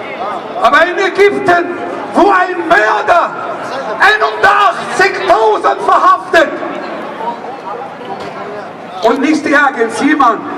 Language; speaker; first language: German; non-native, learner; Arabic